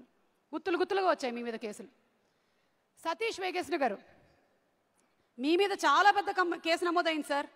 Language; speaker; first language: Telugu; native; Telugu